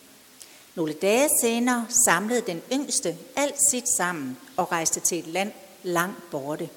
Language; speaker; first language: Danish; native; Danish